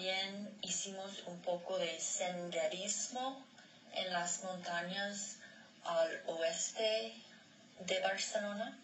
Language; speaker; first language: Spanish; non-native, learner; English